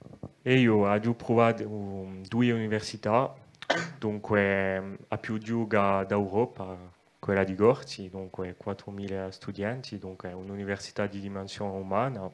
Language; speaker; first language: Italian; non-native, local second language; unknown